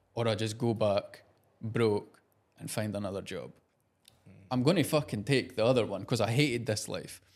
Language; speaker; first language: English; native; English